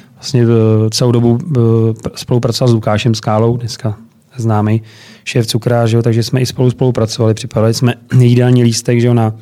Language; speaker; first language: Czech; native; Czech